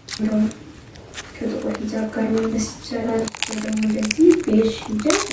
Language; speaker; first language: Swedish; non-native, learner; Amharic